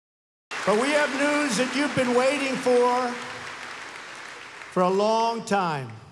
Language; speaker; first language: English; native; English